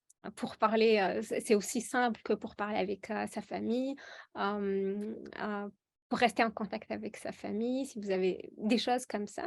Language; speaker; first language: French; non-native, local second language; Arabic